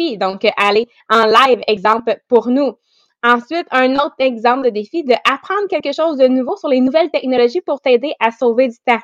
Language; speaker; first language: French; native; French